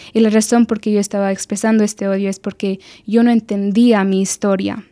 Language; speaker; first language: Spanish; early bilingual, heritage; Spanish